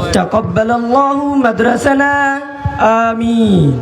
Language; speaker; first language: Arabic; non-native, learner; Bangla